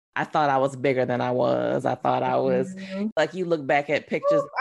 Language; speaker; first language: English; native; English